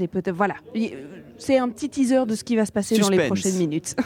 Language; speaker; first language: French; native; French